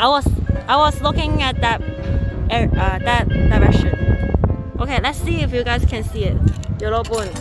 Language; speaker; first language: English; non-native, local second language; Cantonese